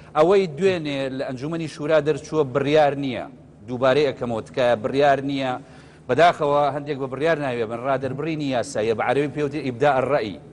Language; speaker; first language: Central Kurdish; native; Central Kurdish